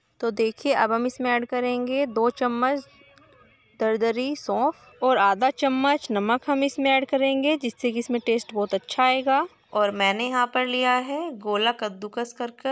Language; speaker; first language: Hindi; native; Hindi